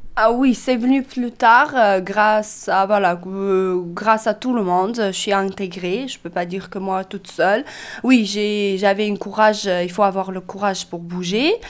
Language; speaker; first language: French; non-native, learner; Russian